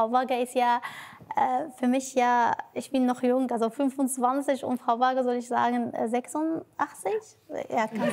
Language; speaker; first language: German; non-native, learner; Arabic